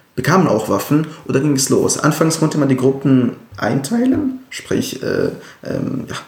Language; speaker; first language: German; non-native, fluent; Arabic